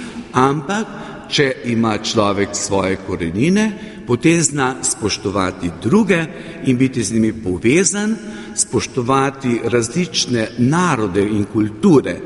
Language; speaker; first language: Slovenian; native; Slovenian